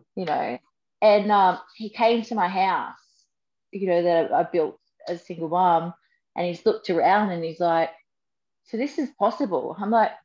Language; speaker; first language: English; native; English